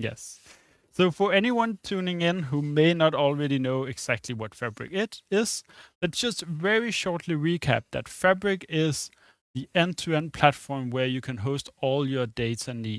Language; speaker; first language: English; non-native, fluent; Danish